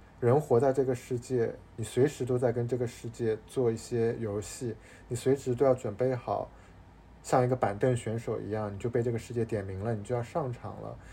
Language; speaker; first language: Chinese; native; Chinese